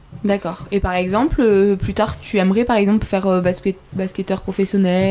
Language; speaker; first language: French; native; French